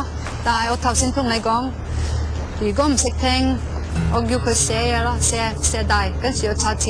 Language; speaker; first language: Cantonese; non-native, fluent; Norwegian